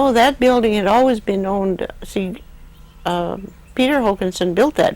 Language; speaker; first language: English; native; English